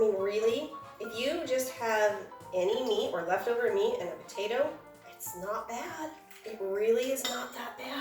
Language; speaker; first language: English; native; English